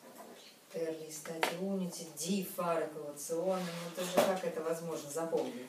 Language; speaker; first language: Russian; native; Russian